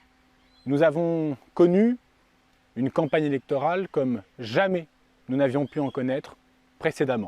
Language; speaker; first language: French; native; French